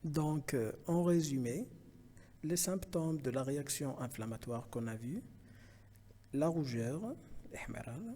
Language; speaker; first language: French; non-native, local second language; Arabic